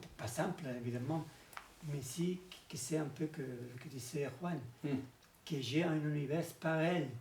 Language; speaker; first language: French; non-native, learner; Spanish